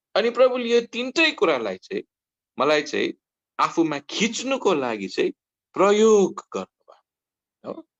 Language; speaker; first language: Nepali; native; Nepali